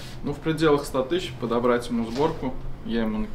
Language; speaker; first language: Russian; native; Russian